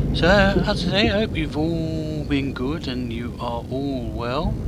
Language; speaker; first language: English; native; English